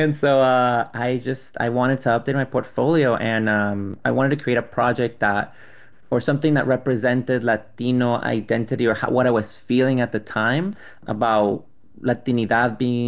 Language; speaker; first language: English; non-native, fluent; Spanish